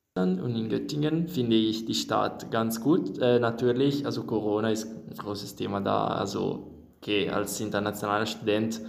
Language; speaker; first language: German; non-native, fluent; Italian